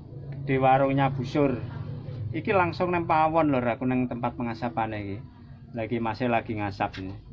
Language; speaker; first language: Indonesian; non-native, local second language; Javanese